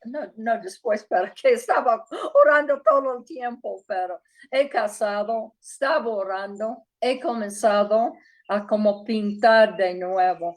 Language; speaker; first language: Spanish; non-native, fluent; English